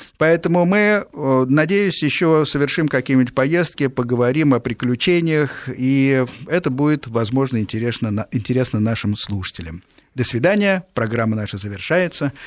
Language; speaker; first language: Russian; native; Russian